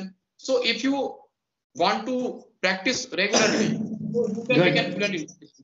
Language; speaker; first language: English; non-native, local second language; Hindi